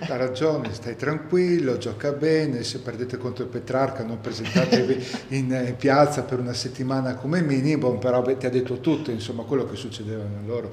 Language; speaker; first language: Italian; native; Italian